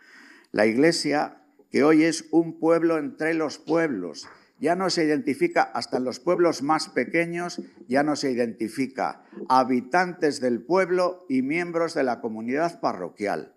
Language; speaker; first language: Spanish; native; Spanish